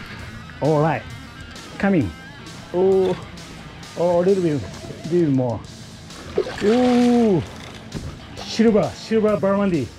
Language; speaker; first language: English; non-native, learner; Japanese